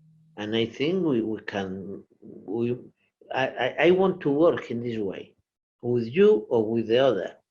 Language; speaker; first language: English; non-native, learner; Portuguese